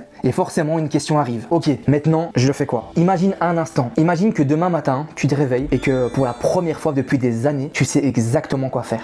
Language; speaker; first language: French; native; French